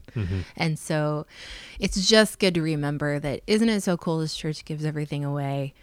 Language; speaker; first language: English; native; English